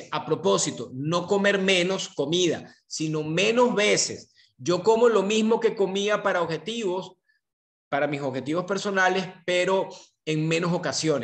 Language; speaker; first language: Spanish; native; Spanish